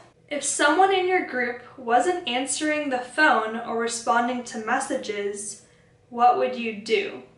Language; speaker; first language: English; native; English